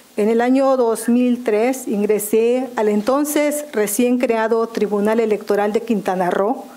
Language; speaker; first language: Spanish; native; Spanish